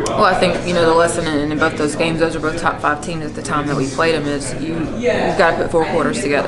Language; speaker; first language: English; native; English